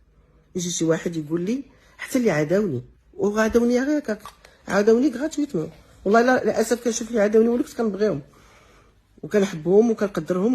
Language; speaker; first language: Arabic; native; Arabic